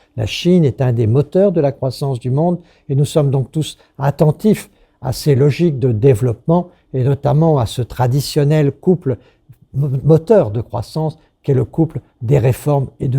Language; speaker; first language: French; native; French